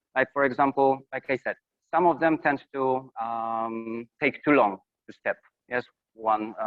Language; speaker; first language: English; non-native, fluent; Polish